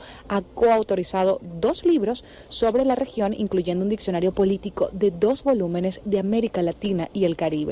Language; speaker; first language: Spanish; native; Spanish